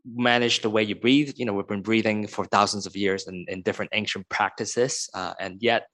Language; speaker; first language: English; non-native, local second language; Cantonese